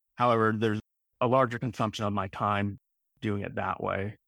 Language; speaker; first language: English; native; English